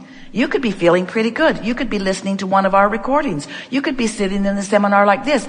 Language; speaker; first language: English; native; English